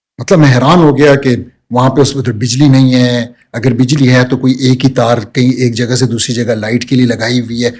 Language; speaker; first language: Urdu; early bilingual, heritage; Urdu